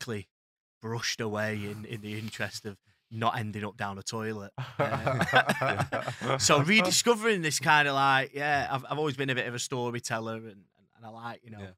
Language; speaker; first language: English; native; English